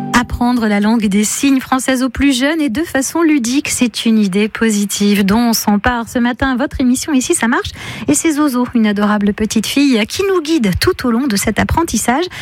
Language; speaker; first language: French; native; French